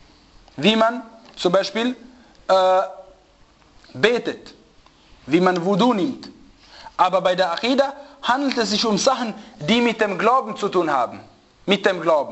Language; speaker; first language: German; non-native, fluent; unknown